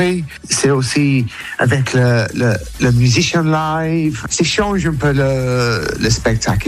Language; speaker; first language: French; non-native, learner; English